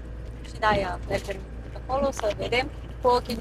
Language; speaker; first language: Romanian; non-native, fluent; Bulgarian